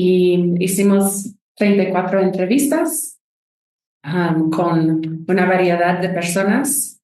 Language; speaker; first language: Spanish; non-native, fluent; English